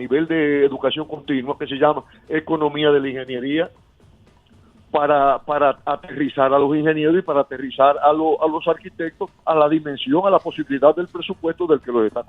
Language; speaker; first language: Spanish; native; Spanish